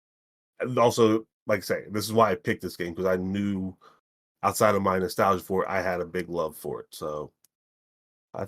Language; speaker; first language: English; native; English